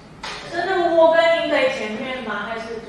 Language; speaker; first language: Chinese; non-native, learner; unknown